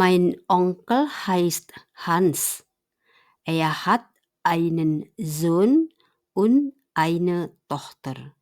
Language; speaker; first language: German; non-native, fluent; Indonesian